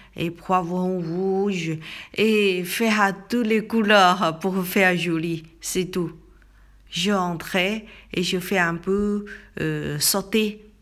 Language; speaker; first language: French; non-native, learner; Chinese